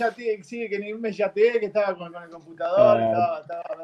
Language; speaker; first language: Portuguese; non-native, fluent; Spanish